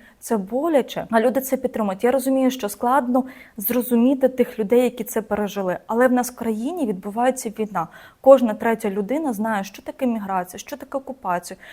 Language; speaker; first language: Ukrainian; non-native, local second language; Russian